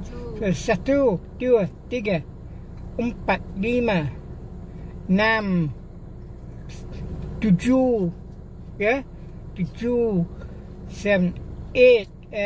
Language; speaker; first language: Indonesian; non-native, learner; English